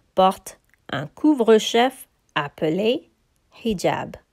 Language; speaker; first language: French; non-native, fluent; Urdu